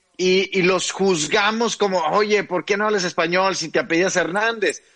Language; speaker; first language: Spanish; native; Spanish